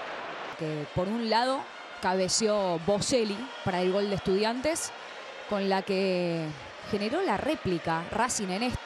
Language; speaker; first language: Spanish; native; Spanish